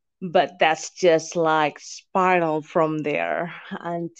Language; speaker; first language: English; non-native, fluent; Indonesian